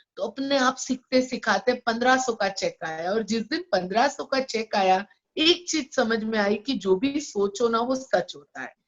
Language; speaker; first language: Hindi; non-native, local second language; Gujarati